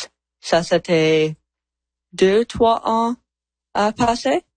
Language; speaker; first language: French; non-native, learner; English